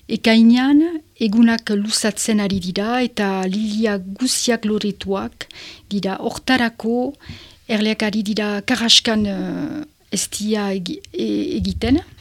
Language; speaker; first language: Basque; non-native, local second language; French